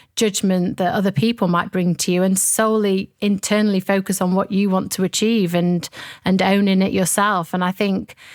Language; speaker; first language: English; native; English